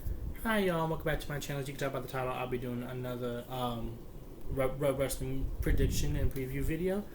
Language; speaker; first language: English; native; English